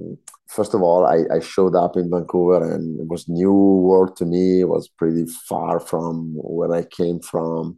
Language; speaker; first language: English; non-native, fluent; Italian